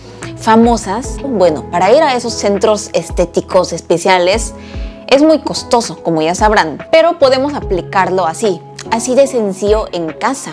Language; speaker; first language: Spanish; non-native, fluent; Korean